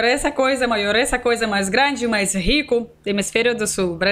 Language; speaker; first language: Portuguese; non-native, learner; Russian